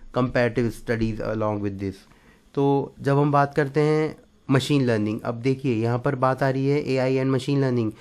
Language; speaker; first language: Hindi; native; Hindi